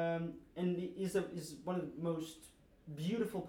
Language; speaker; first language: English; non-native, fluent; Portuguese